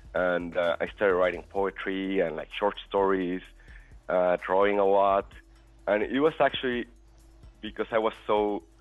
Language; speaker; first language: English; non-native, fluent; Spanish